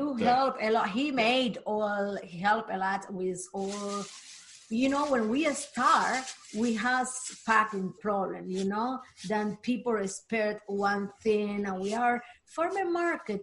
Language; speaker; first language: English; non-native, learner; Spanish